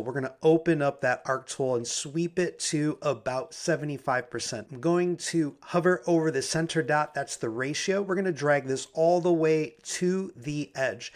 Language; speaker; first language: English; native; English